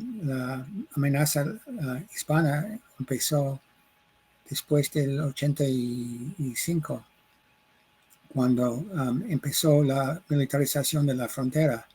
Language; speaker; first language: Spanish; non-native, fluent; English